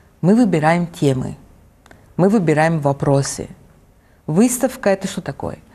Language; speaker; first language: Russian; non-native, fluent; Italian